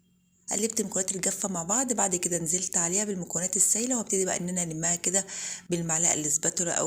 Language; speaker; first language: Arabic; native; Arabic